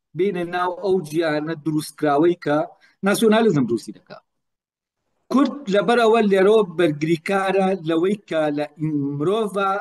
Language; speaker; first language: Central Kurdish; non-native, local second language; Gurani